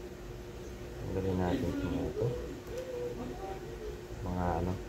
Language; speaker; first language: Filipino; native; Filipino